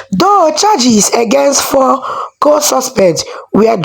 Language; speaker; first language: English; non-native, local second language; Igbo